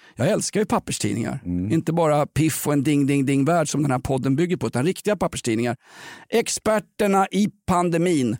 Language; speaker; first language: Swedish; native; Swedish